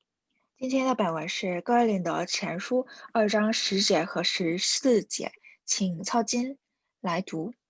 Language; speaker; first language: Chinese; non-native, fluent; Korean